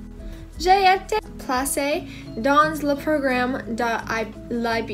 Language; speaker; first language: French; non-native, learner; English